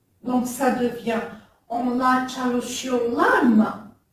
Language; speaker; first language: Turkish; non-native, fluent; French